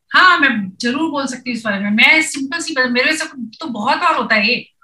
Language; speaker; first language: Hindi; native; Hindi